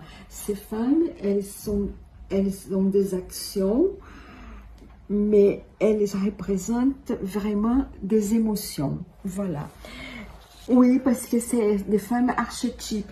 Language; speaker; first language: French; non-native, fluent; Portuguese